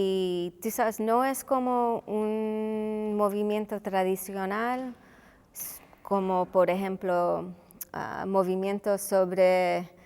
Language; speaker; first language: Spanish; non-native, local second language; English